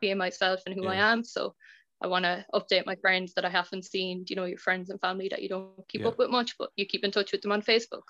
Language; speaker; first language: English; native; English